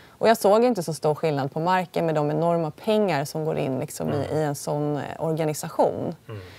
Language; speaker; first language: Swedish; early bilingual, other home language; Polish